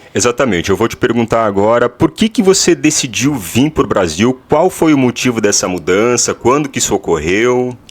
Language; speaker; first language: Portuguese; native; Portuguese